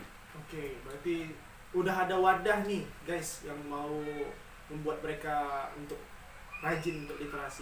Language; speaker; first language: Indonesian; native; Indonesian